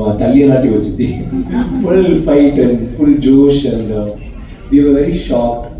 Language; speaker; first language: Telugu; non-native, learner; Tamil